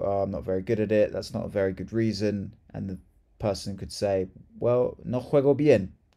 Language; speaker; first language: English; native; English